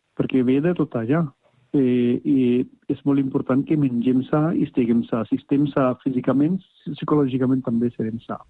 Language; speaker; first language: Catalan; non-native, fluent; Punjabi